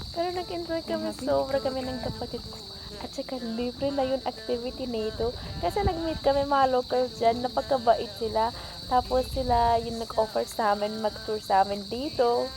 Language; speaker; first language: Filipino; non-native, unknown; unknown